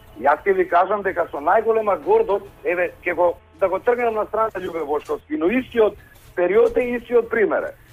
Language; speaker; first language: Macedonian; native; Macedonian